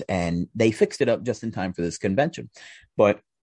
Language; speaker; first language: English; native; English